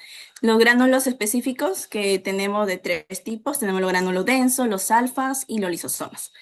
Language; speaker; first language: Spanish; native; Spanish